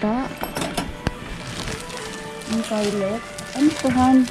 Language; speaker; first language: Filipino; native; Filipino